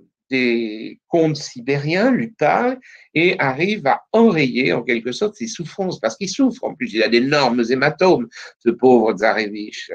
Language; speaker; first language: French; native; French